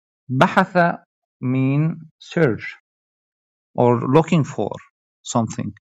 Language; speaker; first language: English; non-native, fluent; Arabic